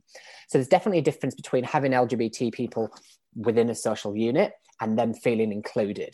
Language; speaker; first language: English; native; English